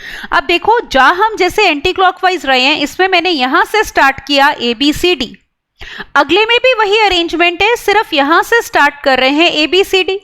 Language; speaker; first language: Hindi; native; Hindi